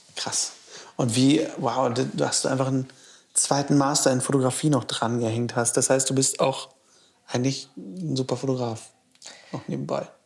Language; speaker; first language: German; native; German